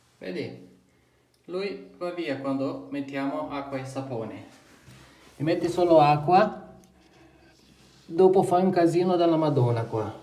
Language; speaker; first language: Italian; non-native, fluent; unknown